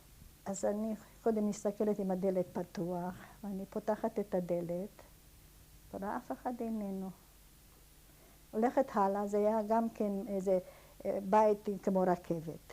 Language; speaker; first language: Hebrew; non-native, fluent; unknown